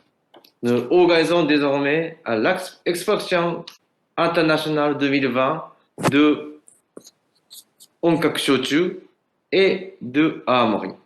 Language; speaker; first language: French; non-native, learner; Japanese